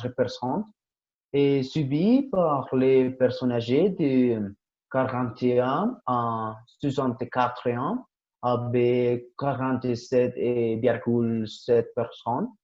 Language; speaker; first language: French; non-native, learner; Spanish